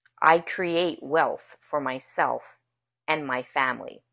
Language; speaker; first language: English; native; English